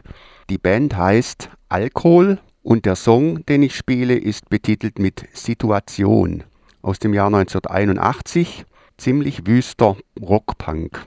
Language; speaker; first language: German; native; German